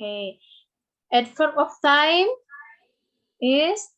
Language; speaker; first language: English; non-native, learner; Indonesian